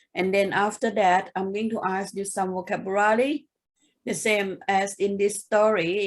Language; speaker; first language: English; non-native, fluent; Thai